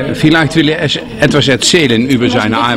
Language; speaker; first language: German; non-native, learner; Dutch